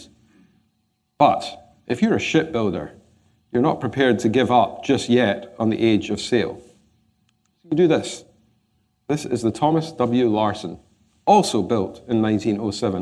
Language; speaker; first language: English; native; English